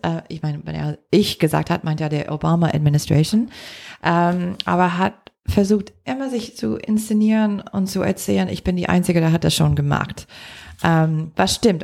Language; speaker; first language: German; non-native, fluent; English